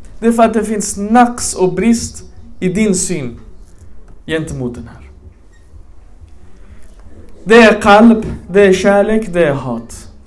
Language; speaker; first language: Swedish; early bilingual, other home language; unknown